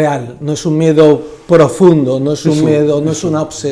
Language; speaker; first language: Spanish; native; Spanish